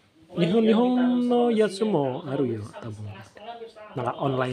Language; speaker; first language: Japanese; non-native, fluent; Indonesian